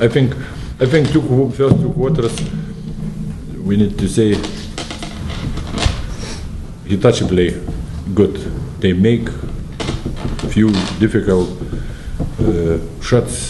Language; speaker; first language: English; non-native, learner; Lithuanian